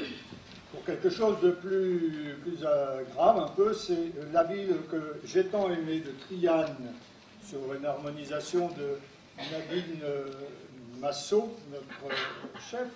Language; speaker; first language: French; native; French